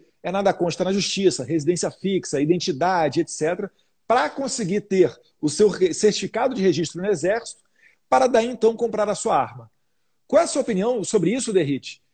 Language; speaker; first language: Portuguese; native; Portuguese